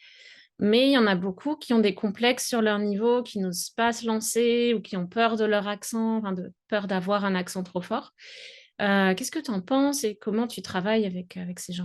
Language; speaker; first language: French; native; French